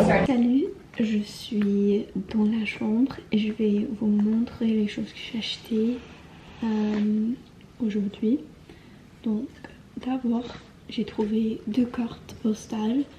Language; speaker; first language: French; non-native, learner; English